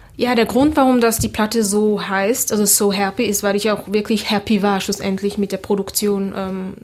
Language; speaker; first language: German; early bilingual, other home language; Seselwa Creole French